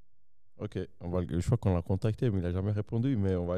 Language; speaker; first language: French; native; French